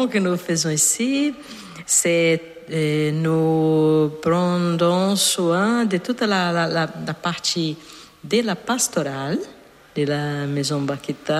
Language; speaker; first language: French; non-native, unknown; Portuguese